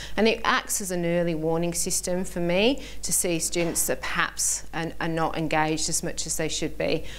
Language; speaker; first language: English; native; English